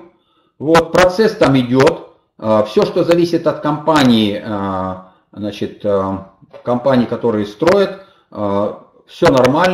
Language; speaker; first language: Russian; native; Russian